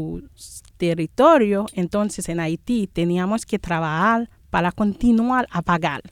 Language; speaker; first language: Spanish; non-native, fluent; Haitian Creole